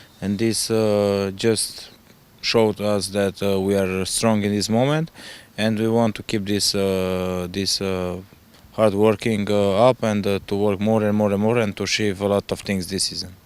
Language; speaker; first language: English; non-native, fluent; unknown